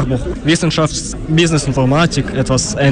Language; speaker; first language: German; non-native, fluent; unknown